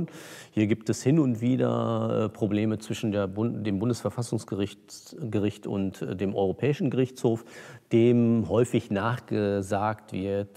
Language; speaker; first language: German; native; German